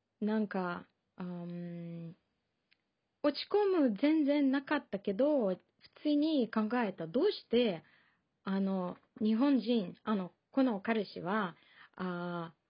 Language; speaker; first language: Japanese; non-native, fluent; Russian